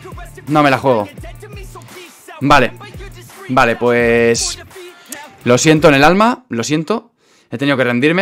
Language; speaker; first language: Spanish; native; Spanish